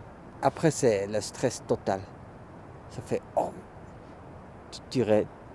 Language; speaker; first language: French; non-native, local second language; German